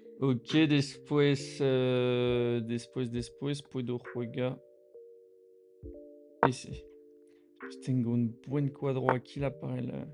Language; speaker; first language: Spanish; non-native, learner; French